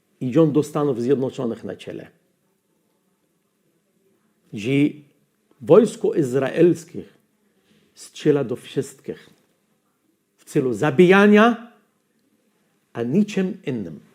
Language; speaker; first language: Polish; non-native, learner; Arabic